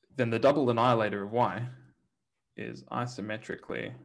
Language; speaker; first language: English; native; English